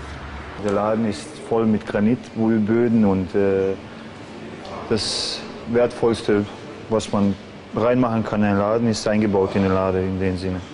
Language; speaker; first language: German; early bilingual, other home language; Bosnian